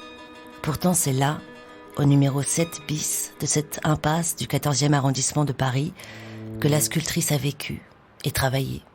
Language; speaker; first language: French; native; French